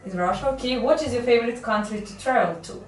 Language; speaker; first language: English; non-native, fluent; Russian